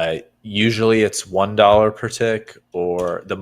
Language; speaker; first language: English; native; English